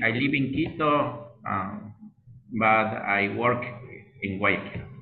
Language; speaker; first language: English; non-native, learner; Spanish